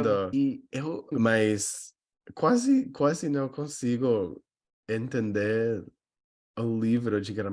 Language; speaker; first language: Portuguese; non-native, learner; English